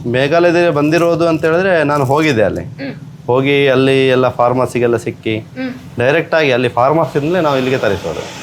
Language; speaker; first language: Kannada; native; Kannada